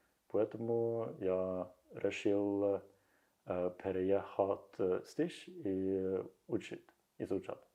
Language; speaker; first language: Russian; non-native, learner; Norwegian